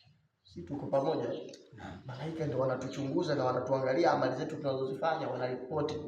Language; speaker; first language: Swahili; native; Swahili